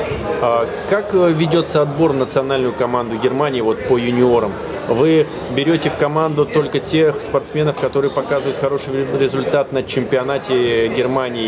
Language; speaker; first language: Russian; native; Russian